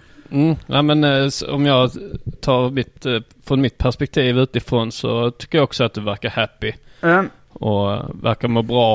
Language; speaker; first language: Swedish; native; Swedish